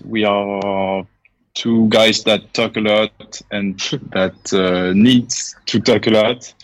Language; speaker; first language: English; non-native, fluent; French